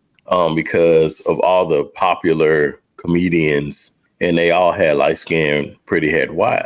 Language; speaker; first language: English; native; English